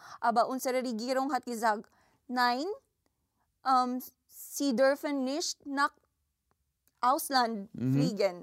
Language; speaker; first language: German; non-native, learner; Filipino